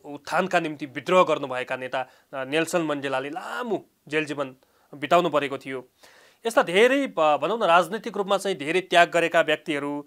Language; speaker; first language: Nepali; native; Nepali